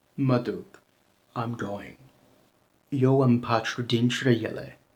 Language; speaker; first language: Romanian; non-native, learner; English